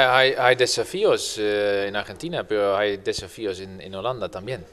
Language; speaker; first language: Spanish; non-native, fluent; Dutch